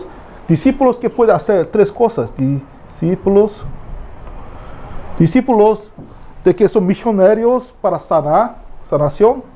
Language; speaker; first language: Spanish; non-native, learner; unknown